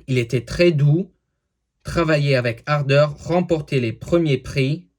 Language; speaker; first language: French; non-native, learner; English